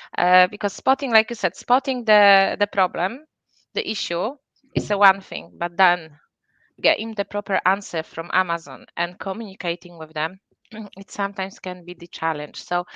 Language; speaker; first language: English; non-native, fluent; Polish